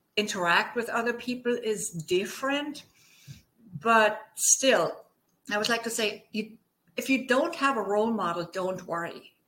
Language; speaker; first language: English; non-native, fluent; German